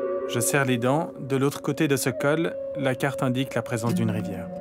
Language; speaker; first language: French; native; French